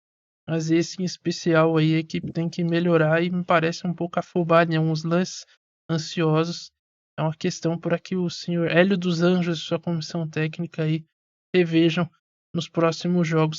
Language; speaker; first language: Portuguese; native; Portuguese